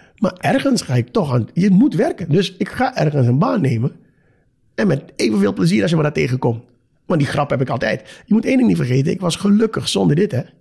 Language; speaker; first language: Dutch; native; Dutch